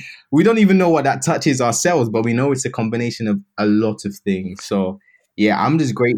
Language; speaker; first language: English; native; English